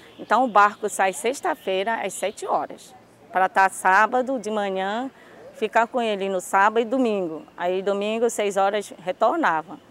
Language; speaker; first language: Portuguese; early bilingual, other home language; Japanese